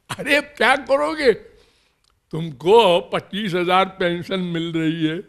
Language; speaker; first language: Hindi; native; Hindi